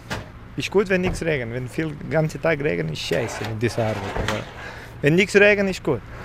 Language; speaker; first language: German; non-native, learner; Romanian